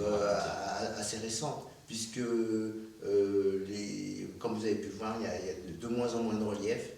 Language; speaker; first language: French; early bilingual, other home language; Korean